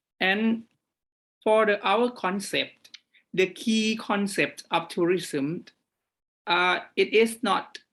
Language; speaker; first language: English; non-native, fluent; Thai